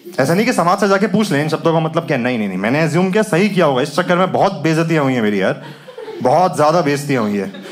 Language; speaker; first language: Hindi; native; Hindi